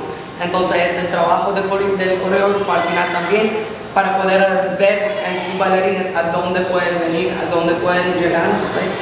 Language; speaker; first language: Spanish; non-native, fluent; English